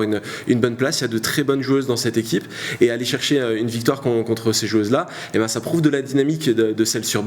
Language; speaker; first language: French; native; French